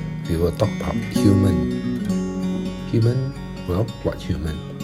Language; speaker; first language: English; non-native, local second language; Chinese